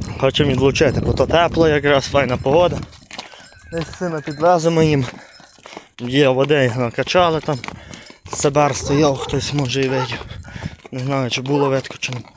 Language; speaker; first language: Ukrainian; native; Ukrainian